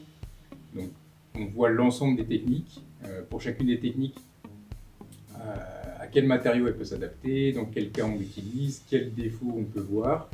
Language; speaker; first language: French; native; French